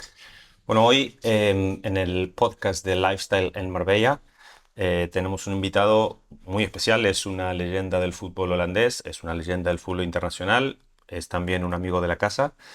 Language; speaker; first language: Spanish; native; Spanish